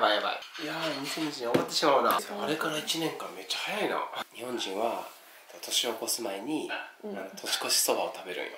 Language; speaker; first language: Japanese; native; Japanese